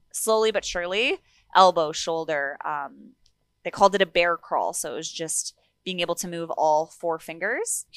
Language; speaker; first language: English; native; English